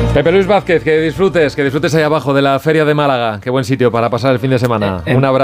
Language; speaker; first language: Spanish; native; Spanish